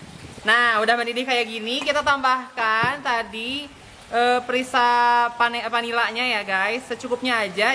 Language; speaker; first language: Indonesian; native; Indonesian